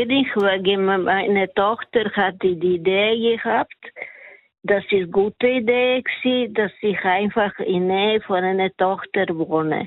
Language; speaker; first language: German; non-native, learner; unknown